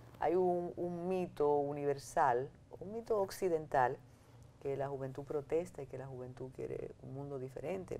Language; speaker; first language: Spanish; native; Spanish